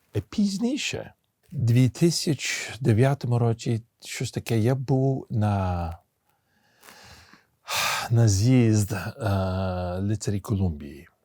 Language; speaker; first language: Ukrainian; early bilingual, heritage; English